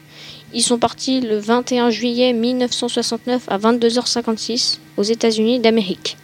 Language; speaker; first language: French; native; French